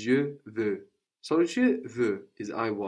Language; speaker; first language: French; non-native, fluent; English